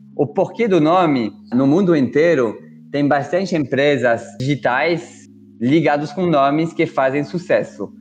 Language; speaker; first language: Portuguese; non-native, fluent; French